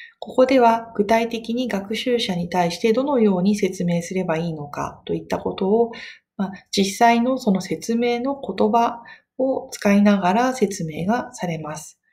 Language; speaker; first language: Japanese; native; Japanese